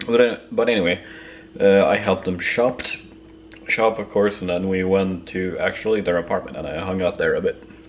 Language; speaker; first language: English; non-native, fluent; Swedish